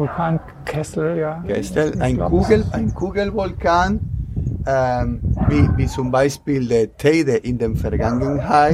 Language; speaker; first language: German; non-native, learner; Spanish